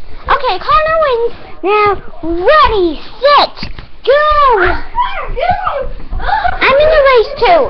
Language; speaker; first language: English; native; English